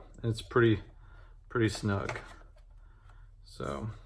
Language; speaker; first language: English; native; English